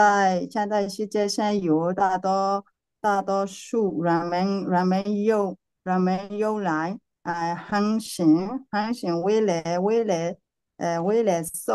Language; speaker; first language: Chinese; non-native, learner; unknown